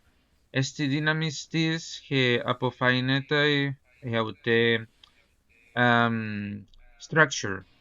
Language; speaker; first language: Greek; non-native, fluent; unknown